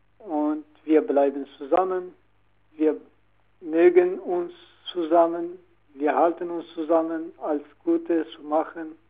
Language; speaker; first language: German; non-native, learner; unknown